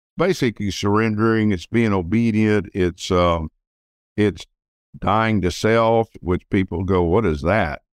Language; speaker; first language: English; native; English